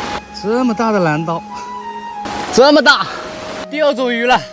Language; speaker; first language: Chinese; native; Chinese